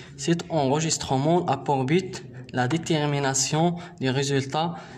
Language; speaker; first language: French; non-native, local second language; Arabic